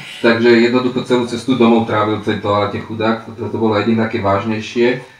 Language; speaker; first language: Slovak; non-native, local second language; Hungarian